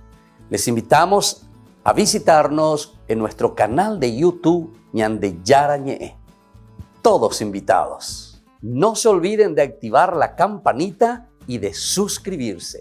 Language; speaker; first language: Spanish; native; Spanish